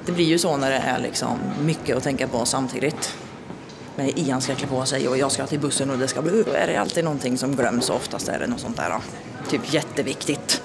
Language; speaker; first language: Swedish; native; Swedish